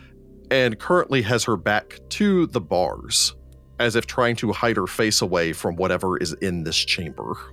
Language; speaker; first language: English; native; English